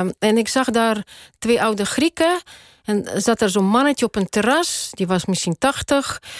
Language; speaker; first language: Dutch; non-native, fluent; Russian